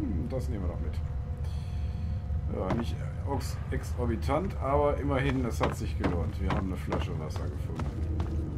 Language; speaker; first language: German; native; German